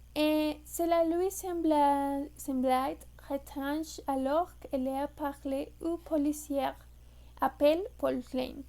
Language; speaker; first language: French; non-native, learner; Spanish